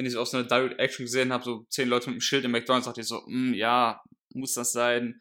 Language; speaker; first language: German; native; German